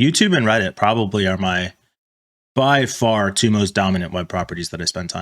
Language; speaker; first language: English; native; English